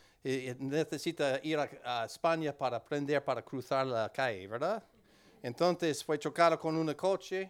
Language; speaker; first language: Spanish; non-native, learner; English